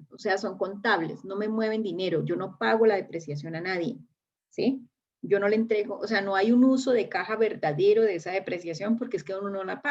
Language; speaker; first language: Spanish; native; Spanish